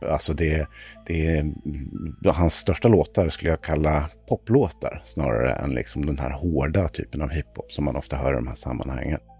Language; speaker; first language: Swedish; native; Swedish